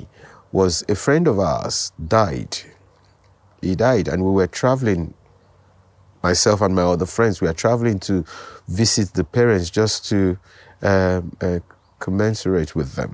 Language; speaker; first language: English; non-native, local second language; Yoruba